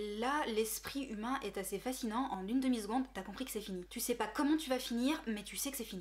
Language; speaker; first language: French; native; French